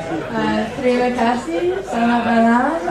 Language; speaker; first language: Indonesian; non-native, learner; English